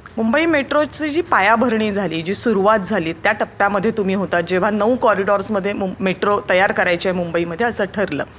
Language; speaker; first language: Marathi; native; Marathi